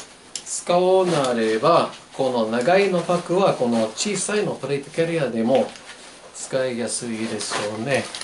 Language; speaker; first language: Japanese; non-native, learner; English